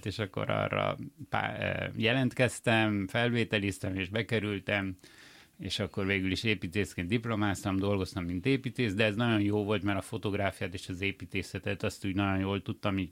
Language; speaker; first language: Hungarian; early bilingual, heritage; Hungarian